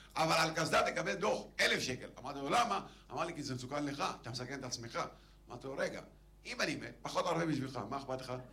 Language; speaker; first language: Hebrew; non-native, local second language; Arabic